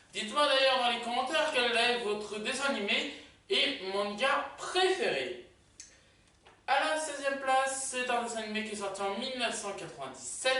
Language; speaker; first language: French; native; French